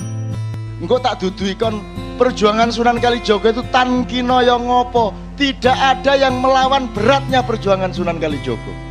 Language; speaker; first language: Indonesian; non-native, local second language; Javanese